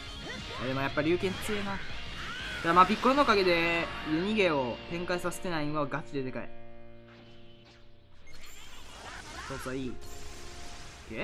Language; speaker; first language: Japanese; native; Japanese